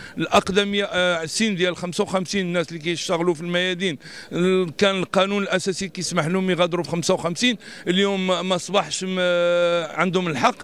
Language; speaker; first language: Arabic; native; Arabic